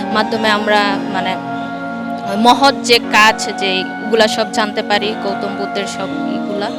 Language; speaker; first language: Bangla; non-native, local second language; Marma